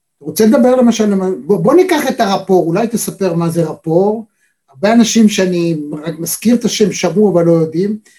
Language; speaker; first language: Hebrew; native; Hebrew